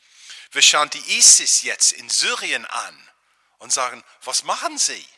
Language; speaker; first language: German; non-native, fluent; English